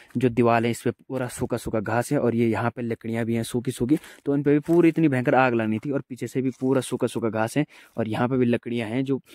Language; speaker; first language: Hindi; non-native, local second language; Garhwali